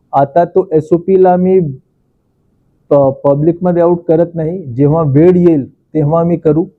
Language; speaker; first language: Marathi; non-native, local second language; Hindi